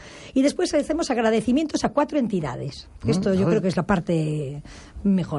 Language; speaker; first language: Spanish; native; Spanish